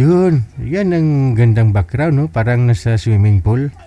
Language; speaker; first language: Filipino; native; Filipino